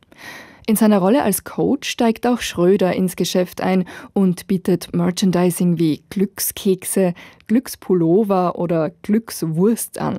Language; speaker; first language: German; native; German